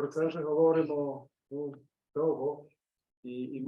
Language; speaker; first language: Ukrainian; native; Ukrainian